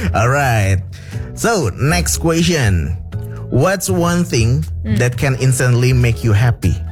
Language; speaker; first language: English; non-native, fluent; Indonesian